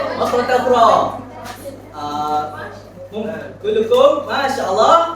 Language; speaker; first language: Arabic; non-native, learner; Malay